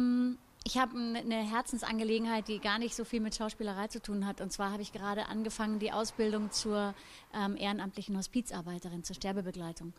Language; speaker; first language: German; native; German